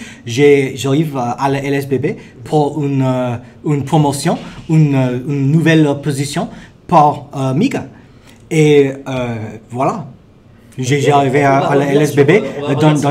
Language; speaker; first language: French; non-native, learner; English